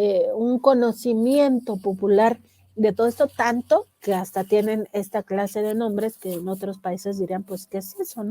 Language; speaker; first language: Spanish; native; Spanish